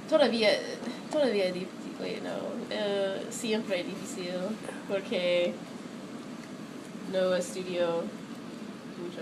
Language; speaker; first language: Spanish; non-native, learner; English